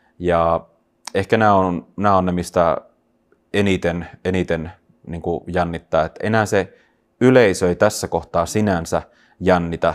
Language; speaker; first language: Finnish; native; Finnish